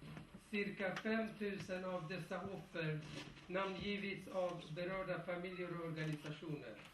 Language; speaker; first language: Swedish; non-native, fluent; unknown